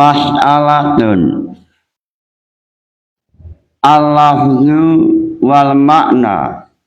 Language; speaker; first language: Arabic; non-native, fluent; Indonesian